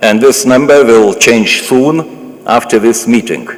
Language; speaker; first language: English; non-native, fluent; Lithuanian